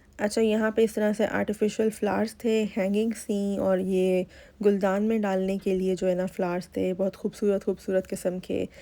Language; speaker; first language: Urdu; native; Urdu